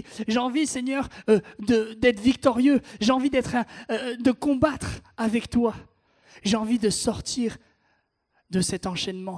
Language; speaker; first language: French; native; French